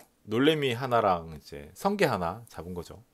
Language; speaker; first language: Korean; native; Korean